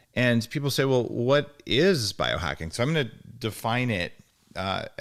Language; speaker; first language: English; native; English